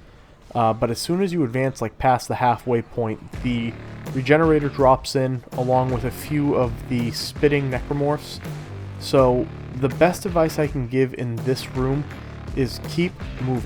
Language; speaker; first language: English; native; English